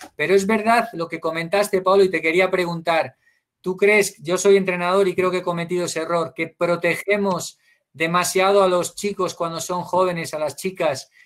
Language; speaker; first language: Spanish; native; Spanish